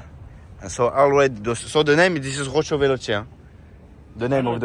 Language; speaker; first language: English; non-native, learner; French